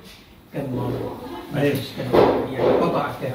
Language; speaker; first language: Arabic; non-native, learner; Bangla